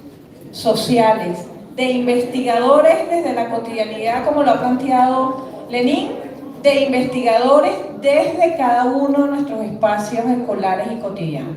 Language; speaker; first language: Spanish; native; Spanish